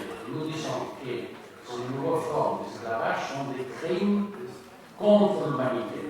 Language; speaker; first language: French; non-native, learner; Spanish